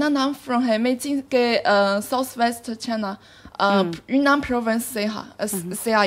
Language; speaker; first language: Hindi; non-native, fluent; Chinese